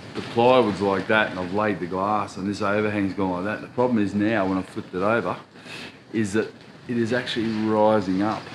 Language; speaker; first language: English; native; English